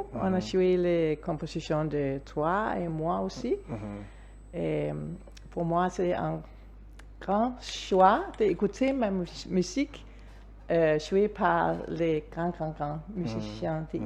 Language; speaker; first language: French; non-native, fluent; Danish